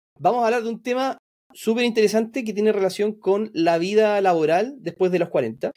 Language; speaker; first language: Spanish; native; Spanish